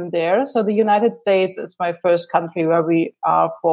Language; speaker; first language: English; non-native, fluent; German